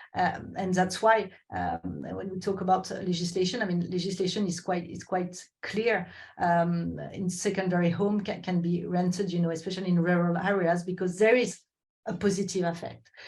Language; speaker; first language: English; non-native, fluent; French